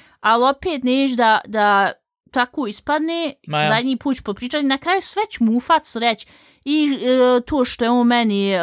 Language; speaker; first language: Bosnian; early bilingual, heritage; Bosnian